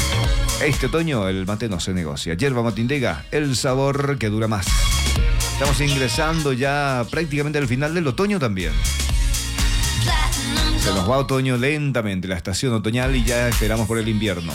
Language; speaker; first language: Spanish; native; Spanish